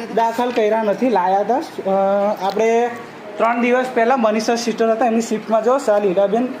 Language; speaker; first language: Gujarati; native; Gujarati